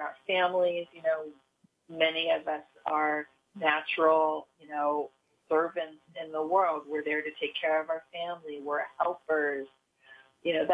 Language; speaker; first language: English; native; English